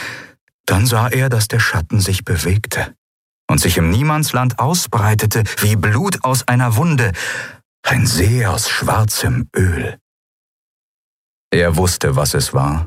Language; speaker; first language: German; native; German